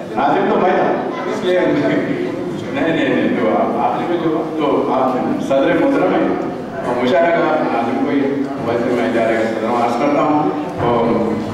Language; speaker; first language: Urdu; native; Urdu